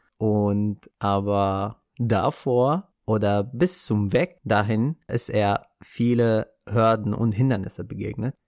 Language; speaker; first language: German; non-native, fluent; Arabic